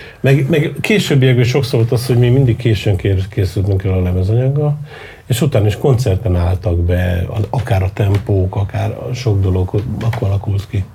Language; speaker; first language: Hungarian; native; Hungarian